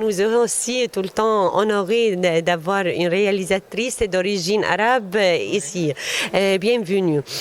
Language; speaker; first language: French; non-native, learner; Arabic